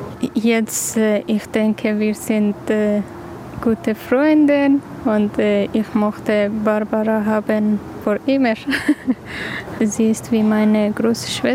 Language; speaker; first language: German; non-native, learner; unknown